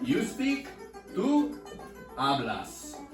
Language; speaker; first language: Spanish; non-native, learner; English